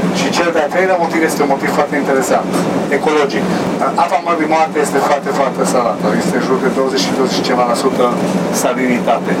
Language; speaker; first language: Romanian; early bilingual, heritage; Hebrew